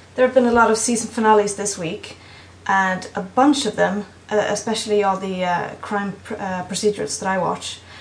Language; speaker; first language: English; non-native, fluent; Swedish